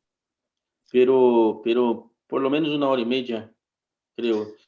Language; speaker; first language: Spanish; non-native, fluent; Portuguese